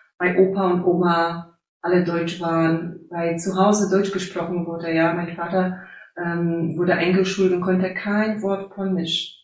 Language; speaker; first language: German; early bilingual, heritage; German